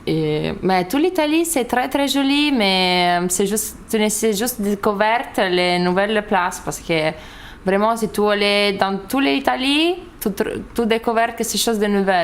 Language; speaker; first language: French; non-native, learner; Lithuanian